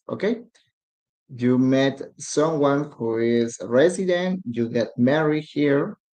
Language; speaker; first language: English; non-native, learner; Spanish